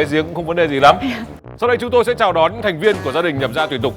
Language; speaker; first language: Vietnamese; native; Vietnamese